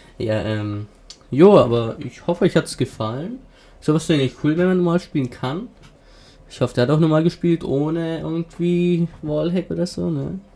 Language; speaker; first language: German; native; German